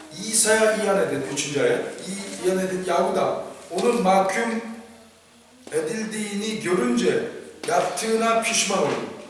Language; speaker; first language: Turkish; non-native, fluent; Korean